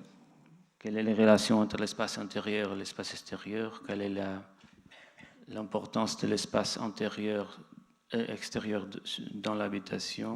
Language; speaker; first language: French; non-native, fluent; Portuguese